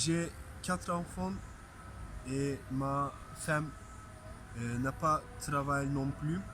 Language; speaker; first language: French; non-native, learner; Turkish